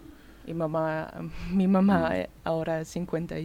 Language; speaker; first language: Spanish; non-native, learner; Dutch